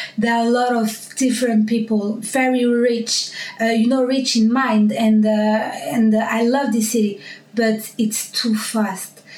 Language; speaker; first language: English; non-native, learner; French